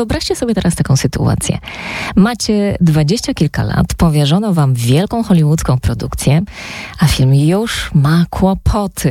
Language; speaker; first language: Polish; native; Polish